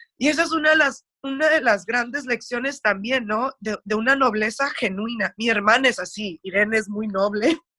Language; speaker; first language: Spanish; early bilingual, heritage; Spanish